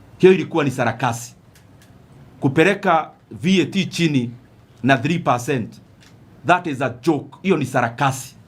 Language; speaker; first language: Swahili; non-native, local second language; Kikuyu